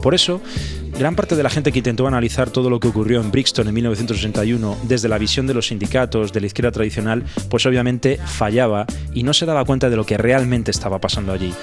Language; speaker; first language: Spanish; native; Spanish